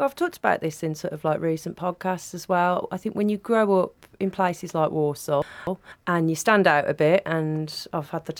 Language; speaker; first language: English; native; English